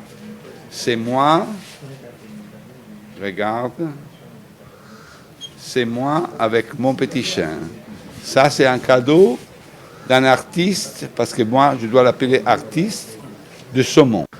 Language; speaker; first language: French; non-native, fluent; Italian